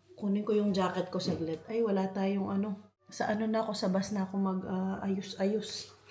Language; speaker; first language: Filipino; non-native, local second language; Pampanga